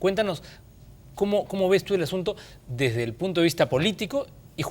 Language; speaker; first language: Spanish; native; Spanish